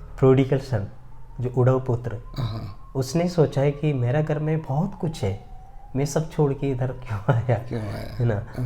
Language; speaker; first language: Hindi; non-native, local second language; Malayalam